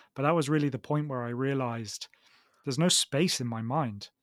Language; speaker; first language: English; native; English